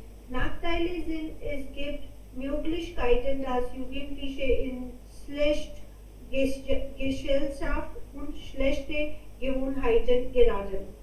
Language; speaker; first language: German; non-native, learner; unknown